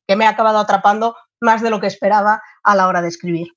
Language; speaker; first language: Spanish; native; Spanish